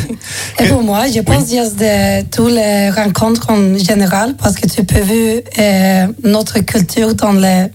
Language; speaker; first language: French; non-native, learner; Swedish